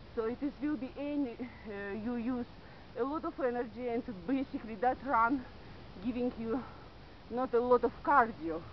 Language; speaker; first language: English; non-native, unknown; Russian